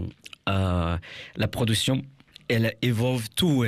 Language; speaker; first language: French; non-native, fluent; Portuguese